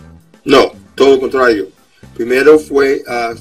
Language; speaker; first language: Spanish; non-native, fluent; English